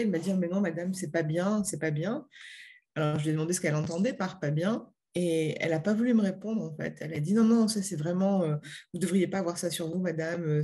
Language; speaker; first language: French; native; French